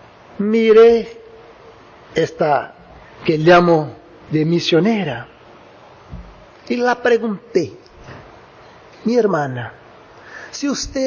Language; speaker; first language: Spanish; non-native, learner; Portuguese